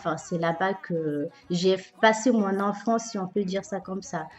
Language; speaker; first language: French; early bilingual, other home language; Bambara